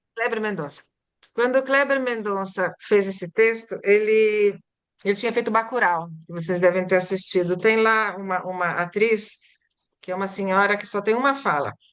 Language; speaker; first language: Portuguese; early bilingual, other home language; Italian